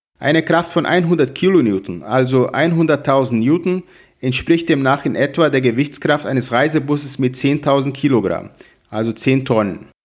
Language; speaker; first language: German; non-native, fluent; Portuguese